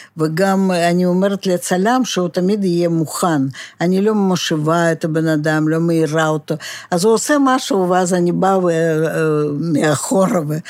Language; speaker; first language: Hebrew; non-native, fluent; Russian